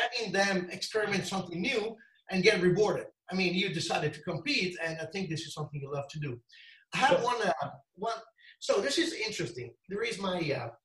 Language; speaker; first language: English; non-native, fluent; Italian